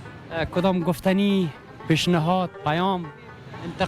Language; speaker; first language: Persian; native; Persian